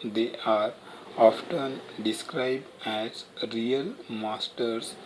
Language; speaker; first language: English; non-native, local second language; Marathi